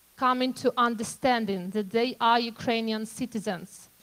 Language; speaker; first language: English; non-native, fluent; Ukrainian